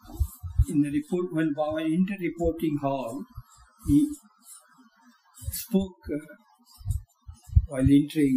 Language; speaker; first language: English; non-native, local second language; Hindi